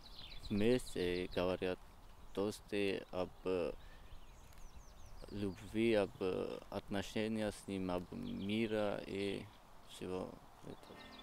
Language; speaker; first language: Russian; non-native, learner; Georgian